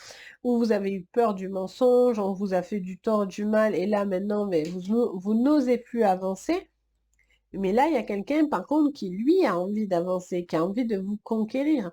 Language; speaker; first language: French; native; French